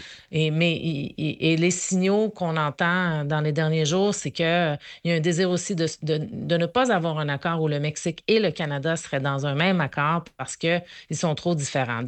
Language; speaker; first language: French; native; French